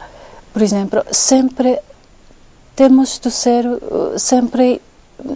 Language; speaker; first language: Portuguese; non-native, fluent; Japanese